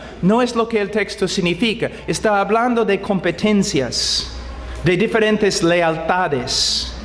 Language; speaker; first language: Spanish; non-native, fluent; English